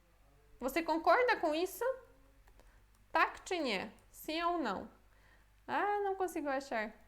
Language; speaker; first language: Portuguese; non-native, fluent; Polish